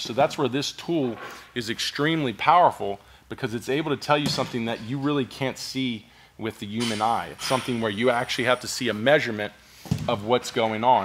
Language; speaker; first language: English; native; English